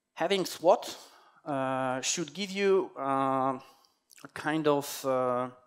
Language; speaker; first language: English; non-native, fluent; Polish